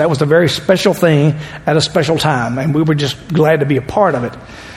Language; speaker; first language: English; native; English